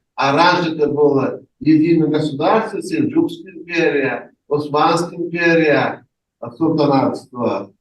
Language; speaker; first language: Russian; non-native, local second language; Turkmen